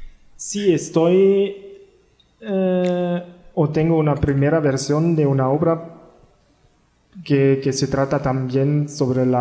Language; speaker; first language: Spanish; non-native, learner; German